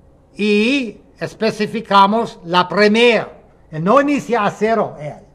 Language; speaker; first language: Spanish; non-native, fluent; English